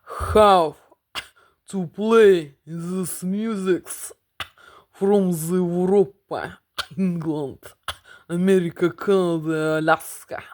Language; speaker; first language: English; non-native, learner; Russian